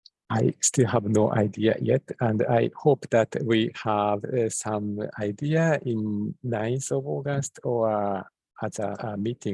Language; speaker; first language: English; non-native, fluent; Japanese